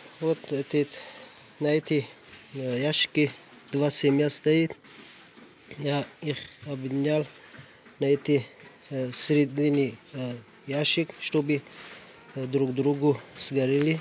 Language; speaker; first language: Russian; non-native, learner; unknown